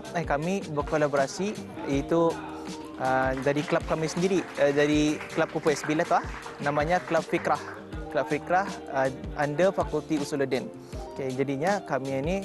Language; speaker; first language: Malay; native; Malay